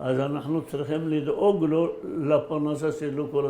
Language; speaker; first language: Hebrew; early bilingual, other home language; Arabic